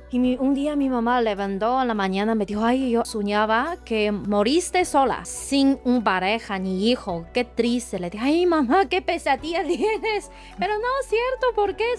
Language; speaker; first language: Spanish; non-native, learner; Chinese